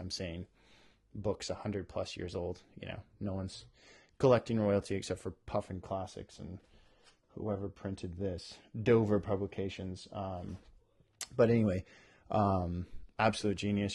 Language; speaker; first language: English; native; English